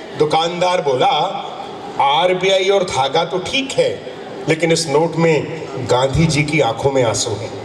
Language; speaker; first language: Hindi; non-native, local second language; Punjabi